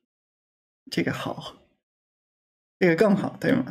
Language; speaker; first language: Chinese; non-native, learner; English